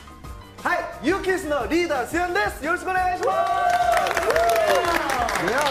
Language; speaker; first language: Japanese; non-native, fluent; Korean